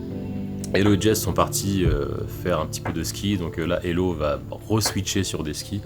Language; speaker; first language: French; native; French